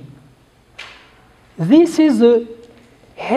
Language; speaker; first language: English; non-native, fluent; Arabic